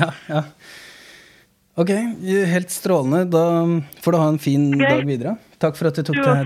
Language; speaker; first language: Norwegian; native; Norwegian